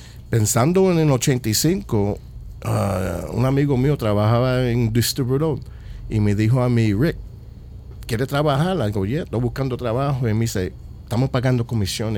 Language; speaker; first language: Spanish; early bilingual, heritage; Spanish